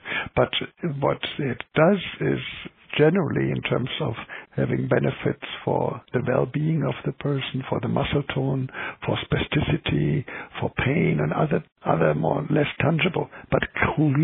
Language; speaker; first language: English; non-native, fluent; German